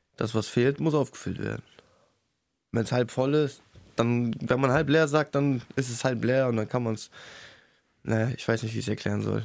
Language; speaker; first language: German; early bilingual, other home language; Russian